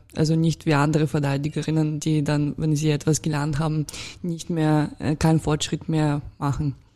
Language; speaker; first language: German; non-native, fluent; Russian